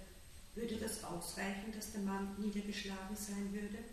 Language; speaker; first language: German; native; German